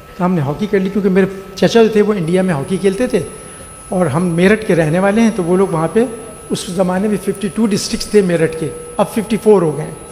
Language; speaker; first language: Urdu; native; Urdu